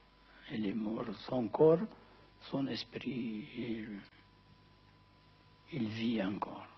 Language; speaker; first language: French; non-native, fluent; Amharic